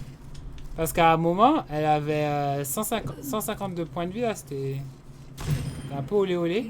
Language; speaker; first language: French; native; French